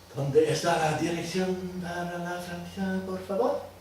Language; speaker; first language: Spanish; non-native, learner; German